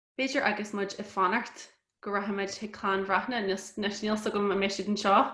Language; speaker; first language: Irish; native; Irish